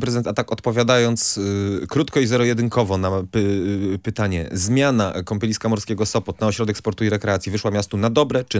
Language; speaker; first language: Polish; native; Polish